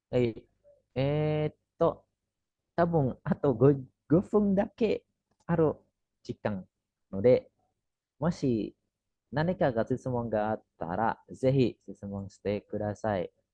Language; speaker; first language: Japanese; non-native, fluent; Indonesian